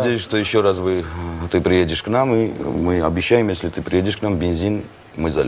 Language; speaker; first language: Russian; non-native, fluent; Georgian